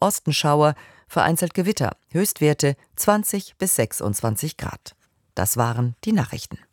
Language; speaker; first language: German; native; German